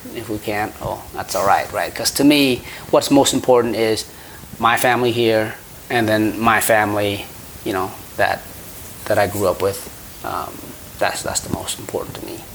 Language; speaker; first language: English; early bilingual, other home language; Khmer